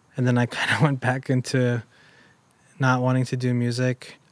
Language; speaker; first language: English; early bilingual, other home language; German